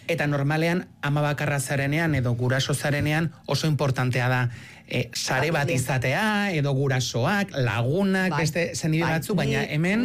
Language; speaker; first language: Basque; native; Basque